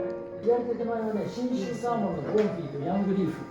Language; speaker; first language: Japanese; native; Japanese